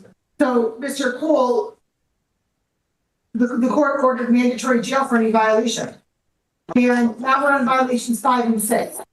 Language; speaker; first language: English; native; English